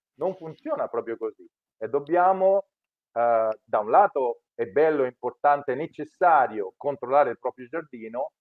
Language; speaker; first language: Italian; native; Italian